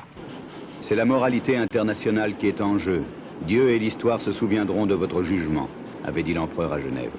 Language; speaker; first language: French; native; French